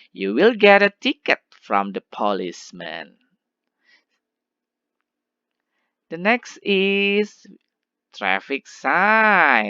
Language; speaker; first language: English; non-native, learner; Indonesian